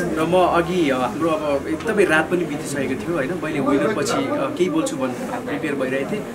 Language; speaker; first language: Nepali; native; Nepali